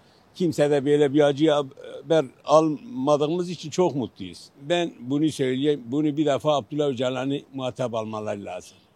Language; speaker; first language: Turkish; non-native, local second language; Kurdish